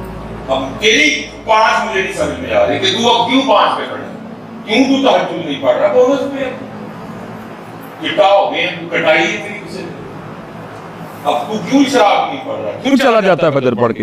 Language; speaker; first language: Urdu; non-native, local second language; Punjabi